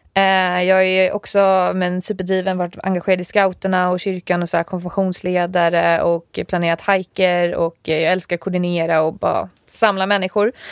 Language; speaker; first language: Swedish; native; Swedish